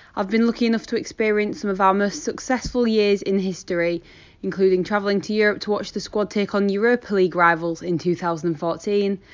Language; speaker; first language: English; native; English